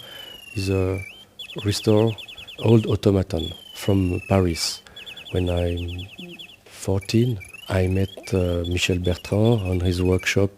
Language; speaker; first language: English; non-native, learner; French